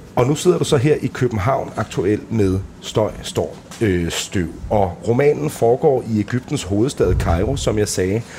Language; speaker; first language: Danish; native; Danish